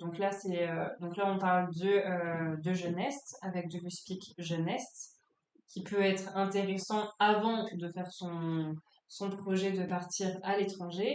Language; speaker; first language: French; native; French